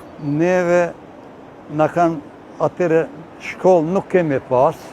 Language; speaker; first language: Albanian; native; Albanian